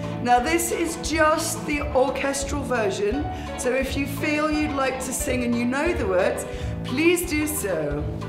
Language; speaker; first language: English; native; English